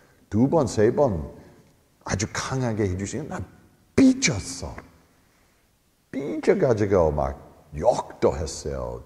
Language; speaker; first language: Korean; non-native, fluent; English